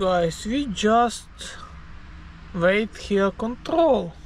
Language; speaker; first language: English; non-native, learner; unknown